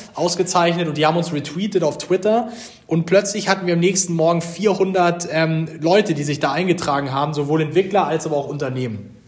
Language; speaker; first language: German; native; German